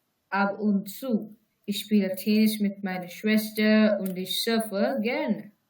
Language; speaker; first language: German; non-native, learner; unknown